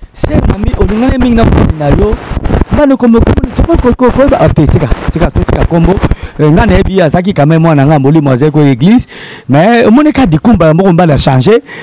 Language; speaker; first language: Lingala; native; Lingala